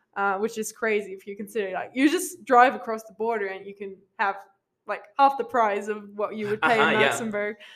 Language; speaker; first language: English; non-native, fluent; Luxembourgish